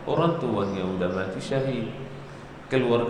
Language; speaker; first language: Indonesian; non-native, learner; Arabic